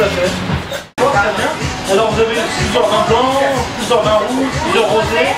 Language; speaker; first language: French; native; French